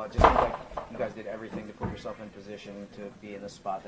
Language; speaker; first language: English; native; English